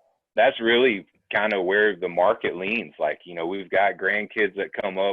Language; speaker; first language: English; native; English